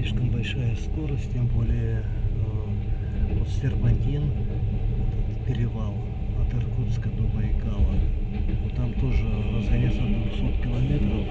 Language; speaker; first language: Russian; native; Russian